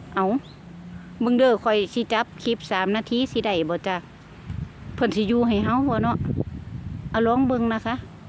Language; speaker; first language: Thai; native; Thai